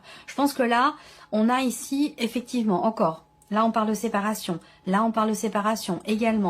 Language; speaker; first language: French; native; French